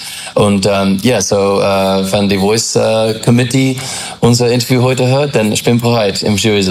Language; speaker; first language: German; non-native, learner; English